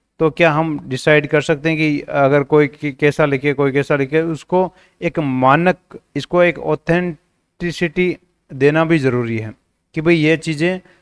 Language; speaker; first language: Hindi; native; Hindi